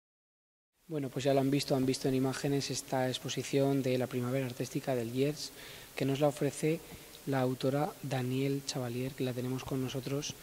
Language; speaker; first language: Spanish; native; Spanish